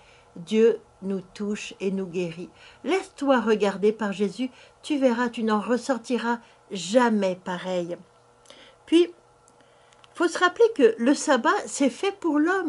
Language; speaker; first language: French; native; French